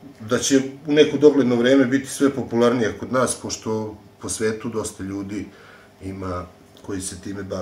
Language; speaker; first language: Serbian; native; Serbian